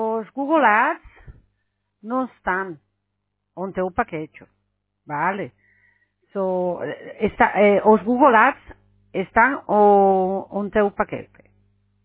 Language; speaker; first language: Spanish; non-native, fluent; Portuguese